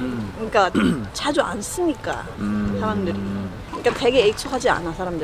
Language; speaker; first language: Korean; non-native, fluent; Filipino